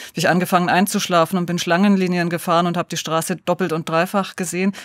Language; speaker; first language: German; native; German